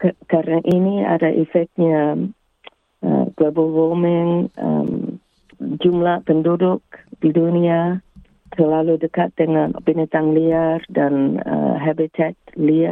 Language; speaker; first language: Indonesian; early bilingual, heritage; English